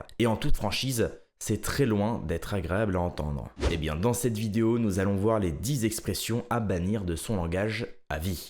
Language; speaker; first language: French; native; French